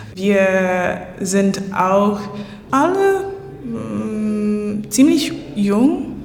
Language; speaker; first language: German; non-native, fluent; English